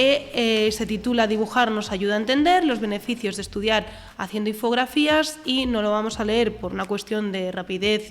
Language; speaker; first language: Spanish; native; Spanish